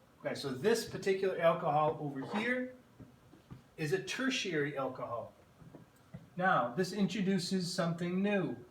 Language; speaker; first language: English; native; English